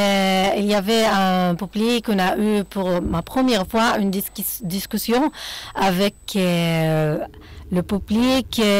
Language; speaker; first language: French; non-native, fluent; Arabic